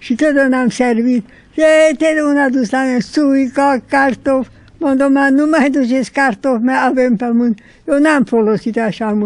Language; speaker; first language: Romanian; non-native, local second language; Hungarian